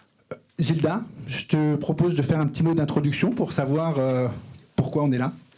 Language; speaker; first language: French; native; French